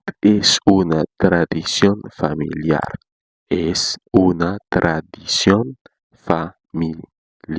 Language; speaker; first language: Spanish; non-native, learner; Haitian Creole